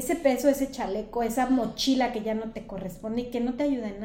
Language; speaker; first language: Spanish; native; Spanish